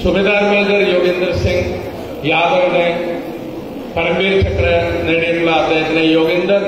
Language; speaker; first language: Hindi; non-native, local second language; Malayalam